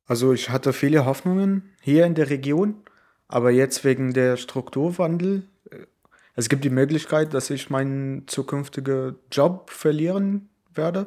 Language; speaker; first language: German; non-native, learner; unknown